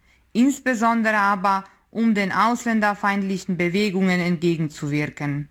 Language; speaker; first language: German; non-native, fluent; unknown